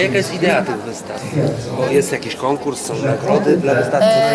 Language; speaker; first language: Polish; native; Polish